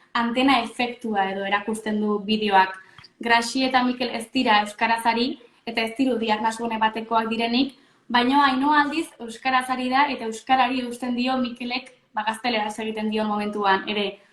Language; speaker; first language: Basque; native; Basque